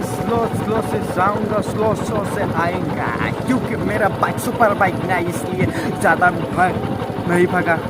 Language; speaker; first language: Hindi; non-native, local second language; Bodo